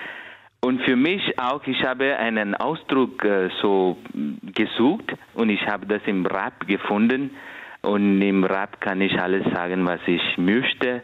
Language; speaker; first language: German; non-native, fluent; Kannada